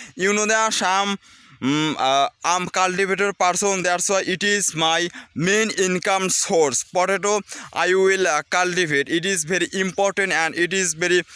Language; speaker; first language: English; non-native, learner; Bangla